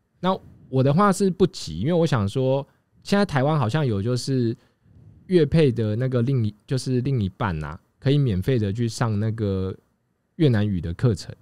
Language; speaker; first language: Chinese; native; Chinese